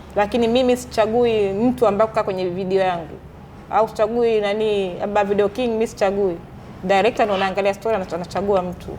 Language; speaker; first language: Swahili; native; Swahili